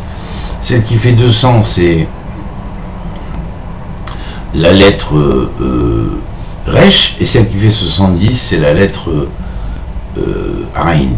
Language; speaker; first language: French; native; French